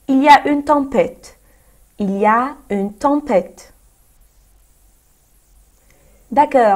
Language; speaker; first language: French; non-native, fluent; Arabic